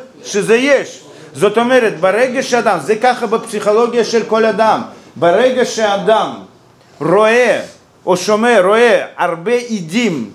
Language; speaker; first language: Hebrew; non-native, fluent; Russian